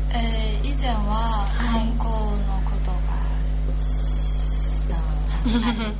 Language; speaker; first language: Japanese; non-native, learner; Chinese